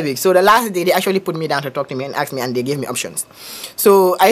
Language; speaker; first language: English; non-native, local second language; Wolof